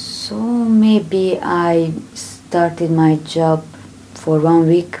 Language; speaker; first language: English; non-native, learner; Romanian